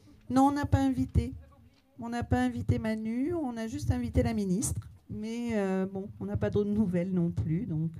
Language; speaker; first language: French; native; French